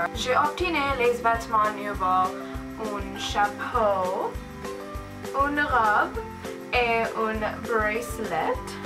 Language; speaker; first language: French; non-native, learner; English